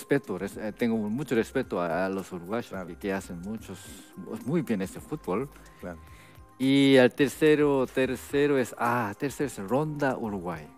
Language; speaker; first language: Spanish; non-native, fluent; Korean